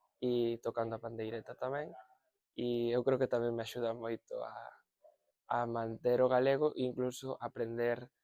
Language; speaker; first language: Galician; non-native, local second language; Spanish